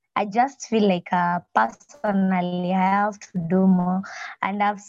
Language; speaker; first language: English; non-native, local second language; Luo (Kenya and Tanzania)